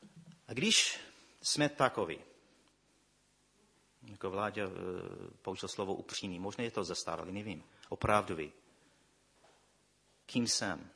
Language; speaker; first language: Czech; non-native, fluent; English